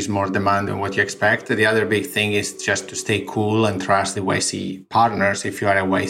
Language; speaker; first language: English; non-native, fluent; Italian